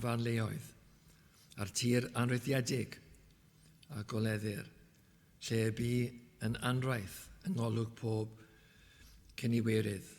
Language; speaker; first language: Welsh; native; Welsh